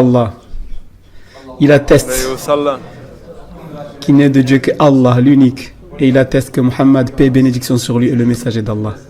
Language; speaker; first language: French; native; French